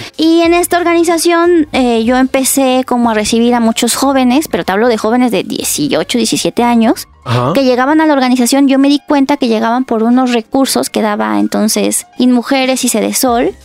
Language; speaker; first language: Spanish; native; Spanish